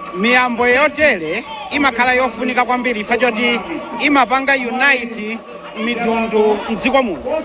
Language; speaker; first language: Nyanja; native; Nyanja